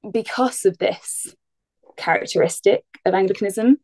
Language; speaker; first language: English; native; English